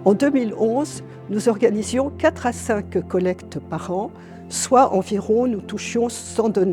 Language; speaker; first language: French; native; French